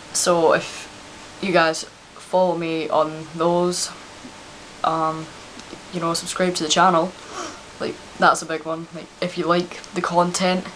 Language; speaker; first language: English; native; English